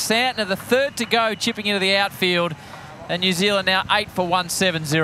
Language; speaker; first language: English; native; English